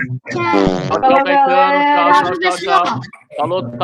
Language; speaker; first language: Portuguese; native; Portuguese